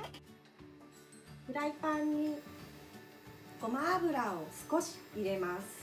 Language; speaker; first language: Japanese; native; Japanese